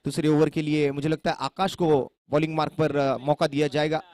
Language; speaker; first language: Hindi; non-native, local second language; Marathi